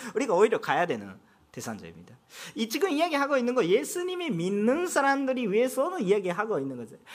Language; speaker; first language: Korean; non-native, fluent; Japanese